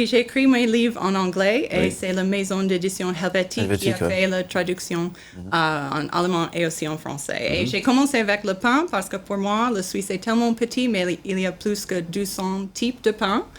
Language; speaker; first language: French; non-native, learner; English